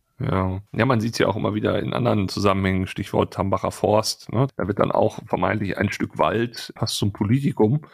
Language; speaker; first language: German; native; German